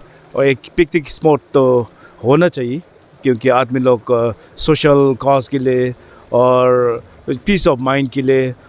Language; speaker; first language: Hindi; non-native, fluent; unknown